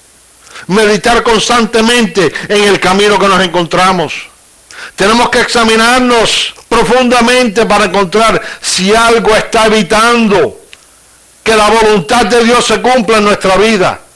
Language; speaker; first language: Spanish; native; Spanish